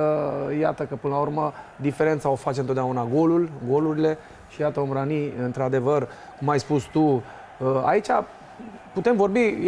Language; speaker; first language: Romanian; native; Romanian